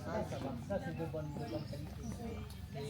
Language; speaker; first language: French; non-native, fluent; Thai